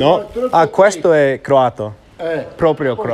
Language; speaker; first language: Italian; non-native, fluent; English